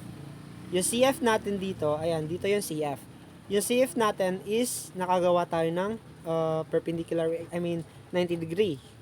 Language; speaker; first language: Filipino; native; Filipino